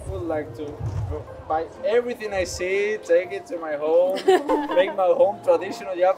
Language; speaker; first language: English; non-native, fluent; Spanish